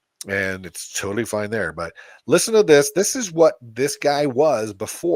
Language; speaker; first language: English; native; English